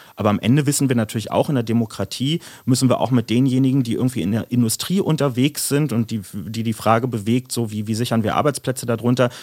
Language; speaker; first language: German; native; German